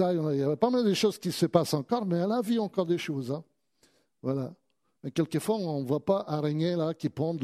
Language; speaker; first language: French; native; French